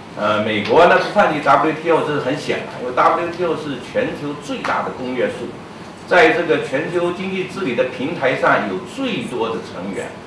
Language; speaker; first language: Chinese; native; Chinese